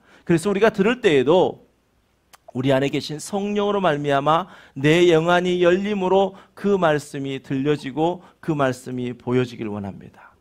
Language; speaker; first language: Korean; native; Korean